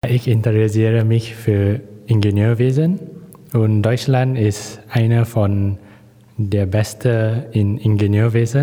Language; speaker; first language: German; non-native, fluent; Malay